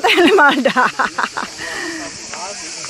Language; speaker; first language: Dutch; non-native, learner; Indonesian